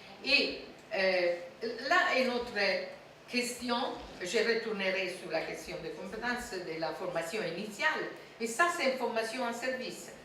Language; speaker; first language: French; non-native, fluent; Italian